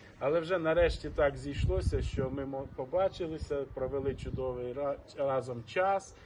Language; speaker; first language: Ukrainian; non-native, local second language; Russian